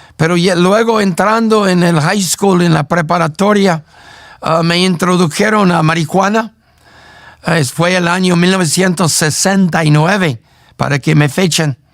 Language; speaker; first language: Spanish; non-native, fluent; English